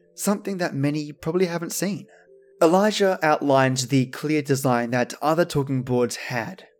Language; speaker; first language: English; native; English